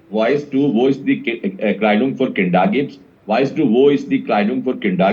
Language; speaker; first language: German; non-native, fluent; Urdu